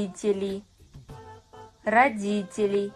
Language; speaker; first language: Russian; non-native, fluent; Kazakh